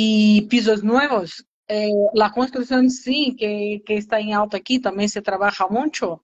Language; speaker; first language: Spanish; native; Spanish